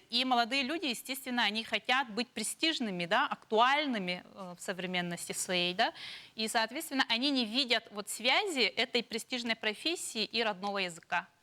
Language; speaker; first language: Russian; non-native, local second language; Yakut